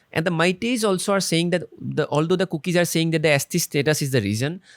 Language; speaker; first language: English; non-native, local second language; Assamese